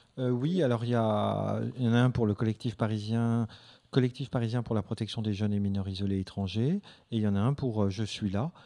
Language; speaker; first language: French; native; French